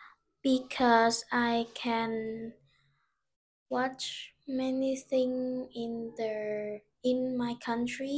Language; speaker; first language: English; non-native, learner; Vietnamese